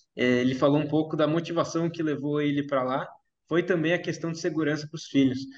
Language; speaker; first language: Portuguese; native; Portuguese